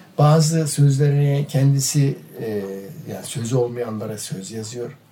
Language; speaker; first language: Turkish; native; Turkish